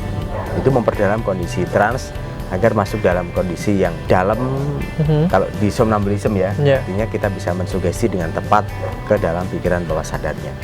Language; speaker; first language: Indonesian; native; Indonesian